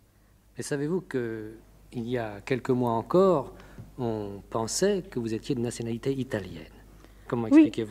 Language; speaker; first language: French; native; French